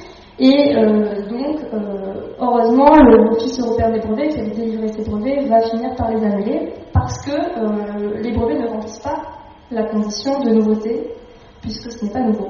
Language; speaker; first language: French; native; French